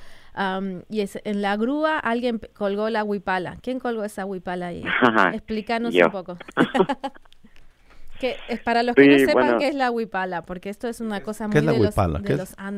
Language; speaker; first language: Spanish; native; Spanish